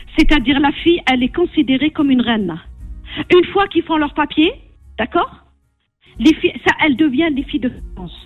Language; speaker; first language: French; non-native, local second language; Arabic